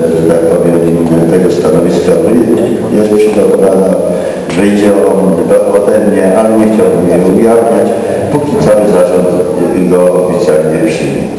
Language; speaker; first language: Polish; native; Polish